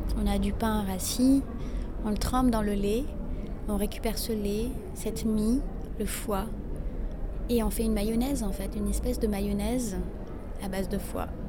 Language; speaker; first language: French; non-native, local second language; Arabic